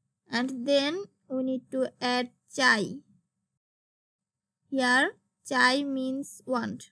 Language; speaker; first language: English; non-native, local second language; Bangla